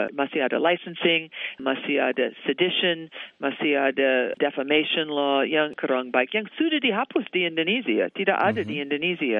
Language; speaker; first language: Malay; non-native, fluent; English